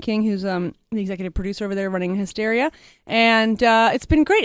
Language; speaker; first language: English; native; English